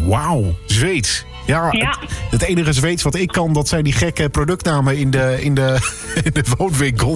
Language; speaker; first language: Dutch; native; Dutch